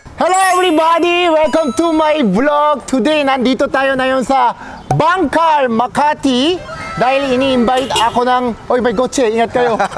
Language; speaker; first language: Filipino; non-native, fluent; Korean